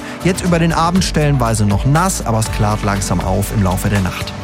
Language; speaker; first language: German; native; German